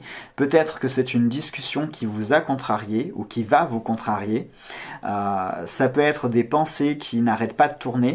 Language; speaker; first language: French; native; French